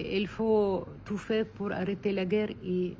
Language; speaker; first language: French; non-native, learner; Ukrainian